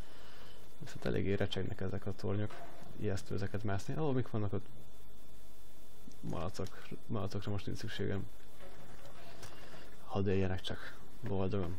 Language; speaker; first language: Hungarian; native; Hungarian